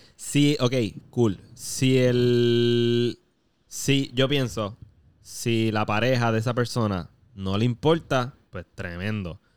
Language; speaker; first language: Spanish; native; Spanish